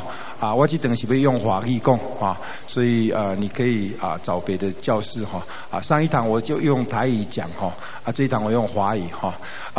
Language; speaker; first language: Chinese; native; Chinese